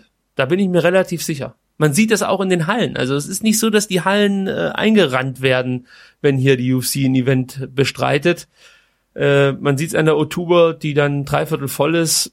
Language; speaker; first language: German; native; German